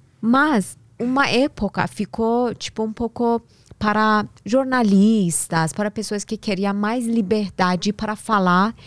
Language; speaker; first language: Portuguese; non-native, learner; Persian